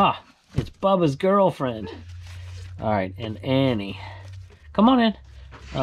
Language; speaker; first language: English; native; English